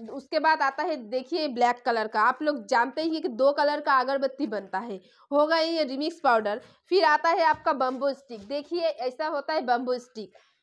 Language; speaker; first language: Hindi; non-native, local second language; Bangla